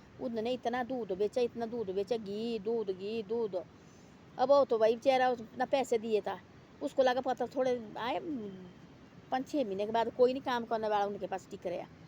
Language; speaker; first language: Hindi; non-native, local second language; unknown